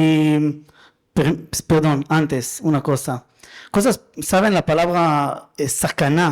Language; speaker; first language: Spanish; non-native, fluent; Hebrew